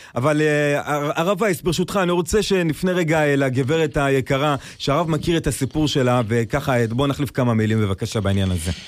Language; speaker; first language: Hebrew; native; Hebrew